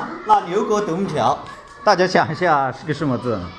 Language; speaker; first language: Chinese; native; Chinese